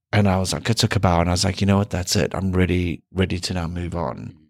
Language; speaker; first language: English; native; English